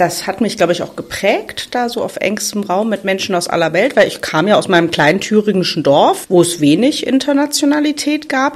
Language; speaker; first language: German; native; German